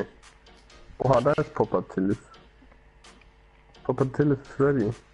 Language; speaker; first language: German; native; German